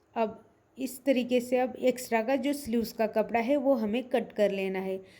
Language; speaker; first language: Hindi; non-native, local second language; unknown